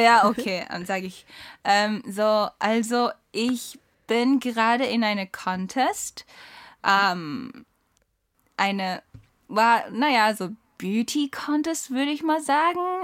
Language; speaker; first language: German; non-native, learner; Japanese